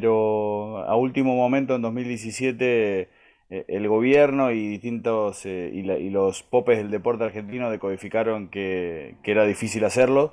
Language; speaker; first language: Spanish; native; Spanish